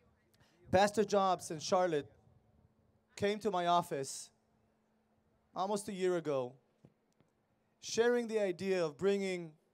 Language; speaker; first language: English; non-native, fluent; Hebrew